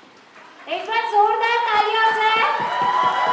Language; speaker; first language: Hindi; native; Hindi